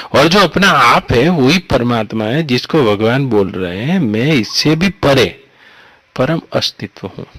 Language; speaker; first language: Hindi; non-native, local second language; Gujarati